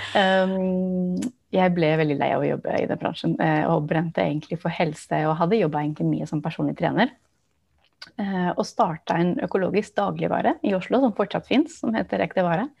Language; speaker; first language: Norwegian; non-native, fluent; English